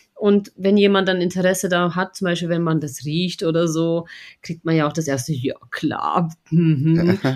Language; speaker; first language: German; non-native, fluent; Russian